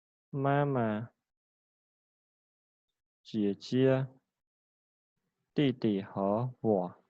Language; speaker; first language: Chinese; non-native, fluent; Khmer